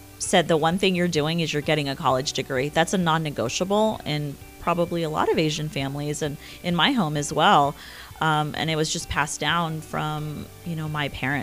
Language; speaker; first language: English; early bilingual, other home language; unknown